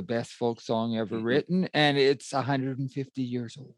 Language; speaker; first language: English; native; English